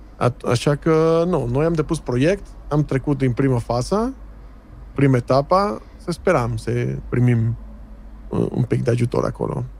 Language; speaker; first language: Romanian; non-native, fluent; Spanish